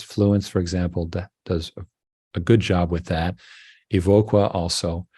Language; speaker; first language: English; native; English